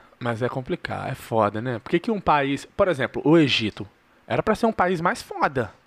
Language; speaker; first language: Portuguese; early bilingual, heritage; Portuguese